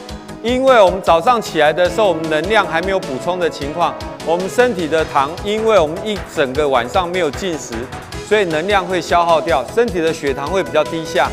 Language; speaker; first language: Chinese; native; Chinese